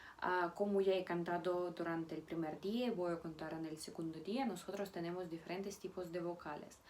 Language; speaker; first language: Spanish; non-native, fluent; Russian